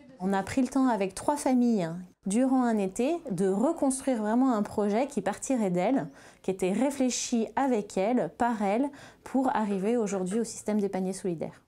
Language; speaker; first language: French; native; French